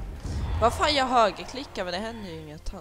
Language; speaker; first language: Swedish; native; Swedish